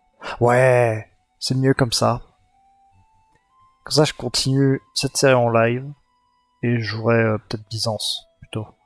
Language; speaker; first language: French; native; French